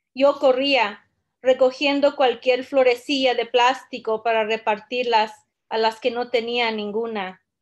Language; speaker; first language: Spanish; early bilingual, heritage; Spanish